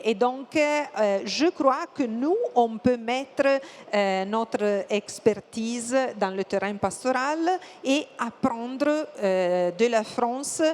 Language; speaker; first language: French; non-native, fluent; Italian